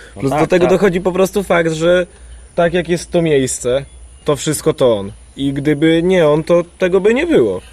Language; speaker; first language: Polish; native; Polish